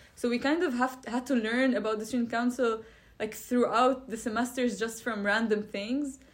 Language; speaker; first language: English; non-native, fluent; Arabic